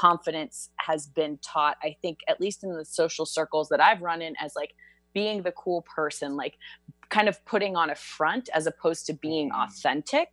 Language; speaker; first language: English; native; English